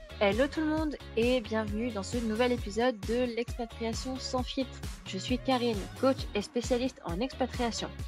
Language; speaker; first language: French; native; French